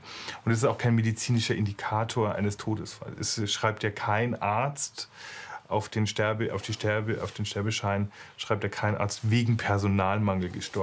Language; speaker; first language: German; native; German